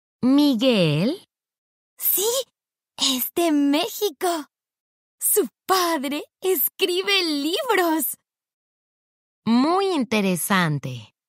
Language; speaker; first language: Spanish; non-native, learner; English